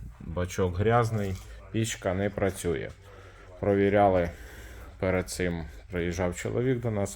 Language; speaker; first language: Ukrainian; native; Ukrainian